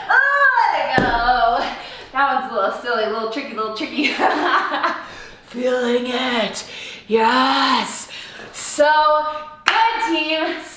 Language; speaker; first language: English; native; English